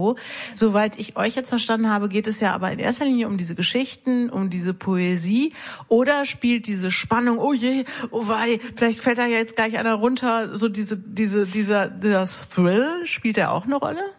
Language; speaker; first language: German; native; German